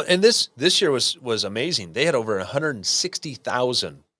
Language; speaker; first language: English; native; English